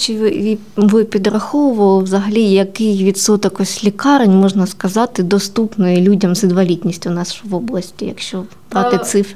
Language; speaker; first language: Ukrainian; native; Ukrainian